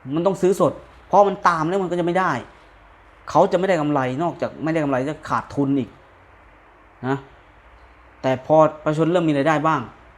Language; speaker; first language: Thai; native; Thai